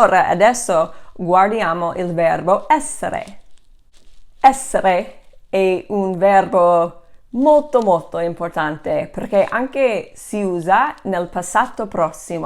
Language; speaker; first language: Italian; non-native, fluent; English